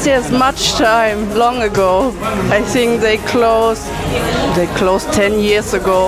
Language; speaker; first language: English; non-native, learner; German